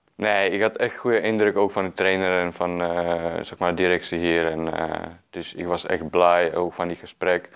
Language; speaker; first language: Dutch; non-native, fluent; Czech